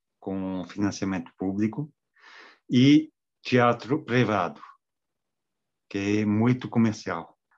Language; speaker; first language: Portuguese; non-native, fluent; French